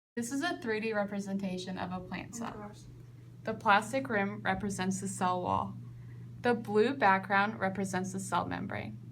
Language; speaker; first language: English; native; English